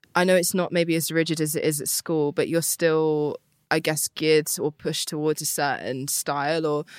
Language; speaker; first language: English; native; English